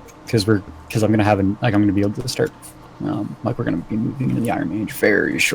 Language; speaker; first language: English; native; English